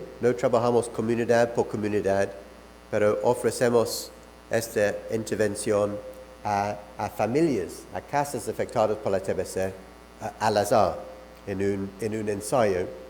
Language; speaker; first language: Spanish; non-native, fluent; English